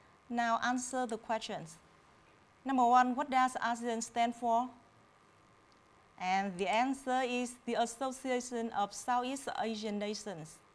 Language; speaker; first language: English; non-native, fluent; Vietnamese